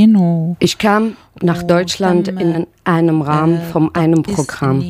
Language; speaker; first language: German; non-native, learner; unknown